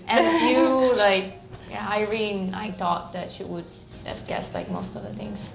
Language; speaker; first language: English; non-native, fluent; Italian